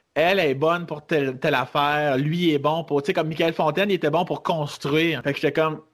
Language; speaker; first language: French; native; French